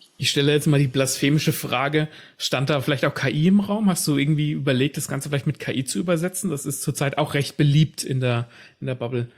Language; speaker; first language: German; native; German